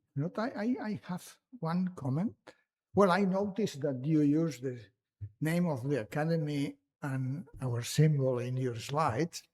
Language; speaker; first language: English; non-native, fluent; Catalan